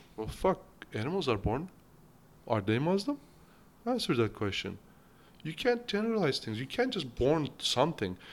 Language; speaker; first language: English; non-native, fluent; Turkish